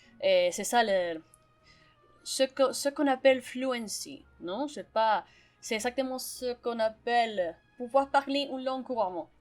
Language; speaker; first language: French; non-native, fluent; Spanish